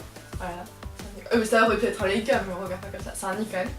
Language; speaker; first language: French; native; French